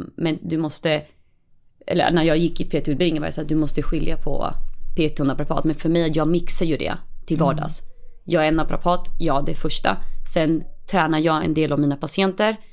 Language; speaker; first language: Swedish; early bilingual, other home language; Spanish